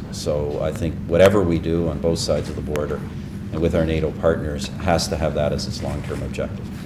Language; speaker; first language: English; native; English